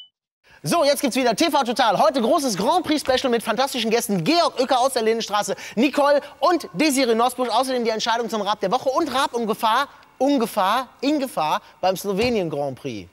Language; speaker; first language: German; native; German